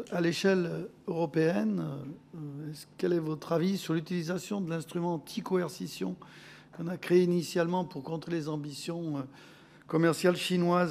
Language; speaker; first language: French; native; French